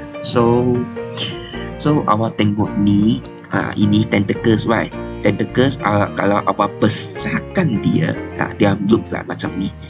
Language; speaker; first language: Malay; non-native, local second language; Chinese